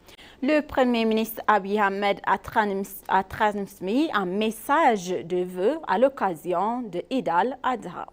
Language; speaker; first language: French; non-native, fluent; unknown